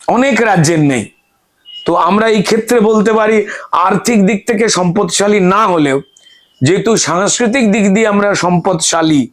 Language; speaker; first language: Bangla; native; Bangla